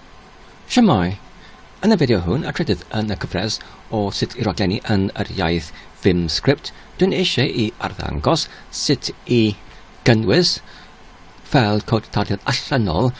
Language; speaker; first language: Welsh; non-native, learner; English